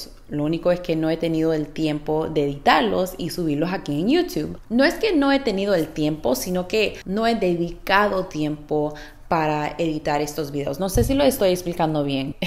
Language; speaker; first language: Spanish; early bilingual, heritage; Spanish